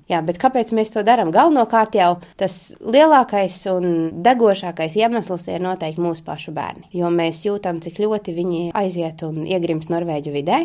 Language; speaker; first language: Latvian; native; Latvian